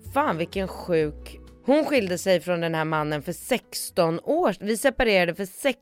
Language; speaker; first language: Swedish; native; Swedish